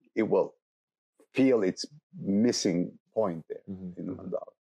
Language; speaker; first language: English; non-native, fluent; Turkish